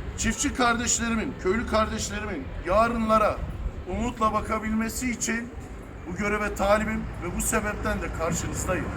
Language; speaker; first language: Turkish; early bilingual, heritage; Turkish